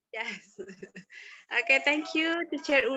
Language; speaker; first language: English; non-native, learner; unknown